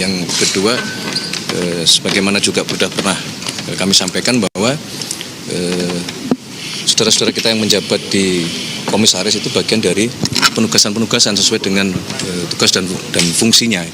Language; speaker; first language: Indonesian; native; Indonesian